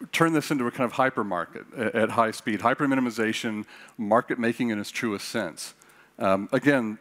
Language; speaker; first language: English; native; English